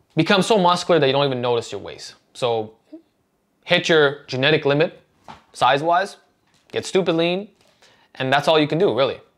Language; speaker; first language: English; native; English